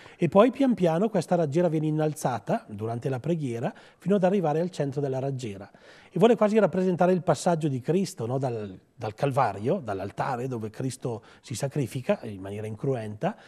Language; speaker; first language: Italian; native; Italian